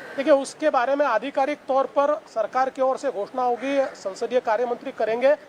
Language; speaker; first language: Hindi; non-native, local second language; Marathi